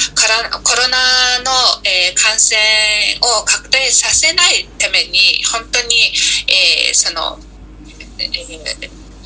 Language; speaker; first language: Japanese; non-native, fluent; Mongolian